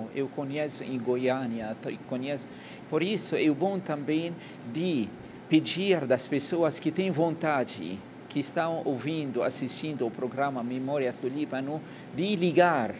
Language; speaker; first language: Portuguese; non-native, fluent; Arabic